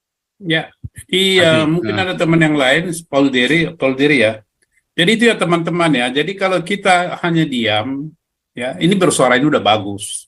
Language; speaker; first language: Indonesian; native; Indonesian